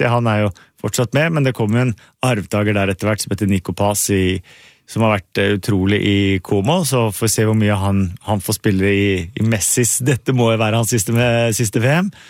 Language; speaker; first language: Norwegian; native; Norwegian